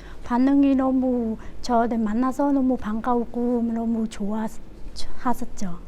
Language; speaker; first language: Korean; non-native, learner; Khmer